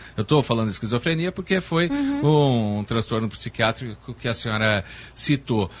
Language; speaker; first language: Portuguese; native; Portuguese